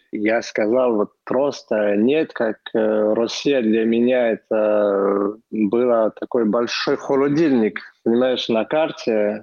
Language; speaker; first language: Russian; non-native, fluent; French